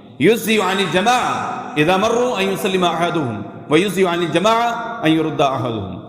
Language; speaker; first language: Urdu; non-native, local second language; Punjabi